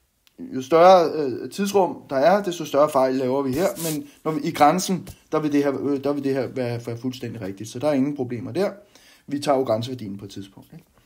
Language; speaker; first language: Danish; native; Danish